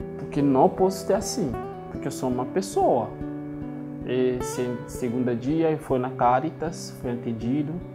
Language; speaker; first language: Portuguese; non-native, learner; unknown